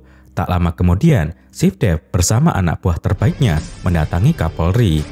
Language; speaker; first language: Indonesian; native; Indonesian